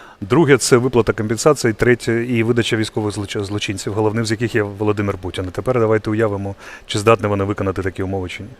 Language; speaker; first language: Ukrainian; non-native, local second language; Russian